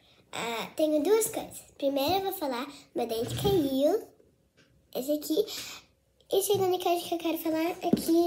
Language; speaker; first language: Portuguese; early bilingual, heritage; Portuguese